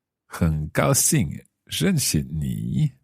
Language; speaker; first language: Chinese; non-native, learner; English